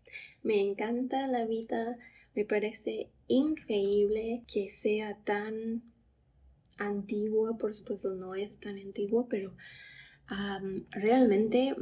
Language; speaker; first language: Spanish; non-native, fluent; English